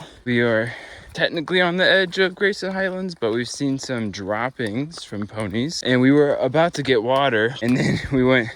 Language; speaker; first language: English; native; English